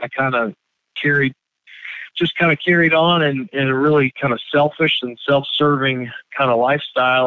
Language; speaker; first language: English; native; English